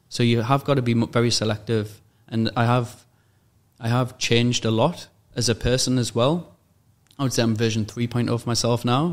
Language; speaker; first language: English; native; English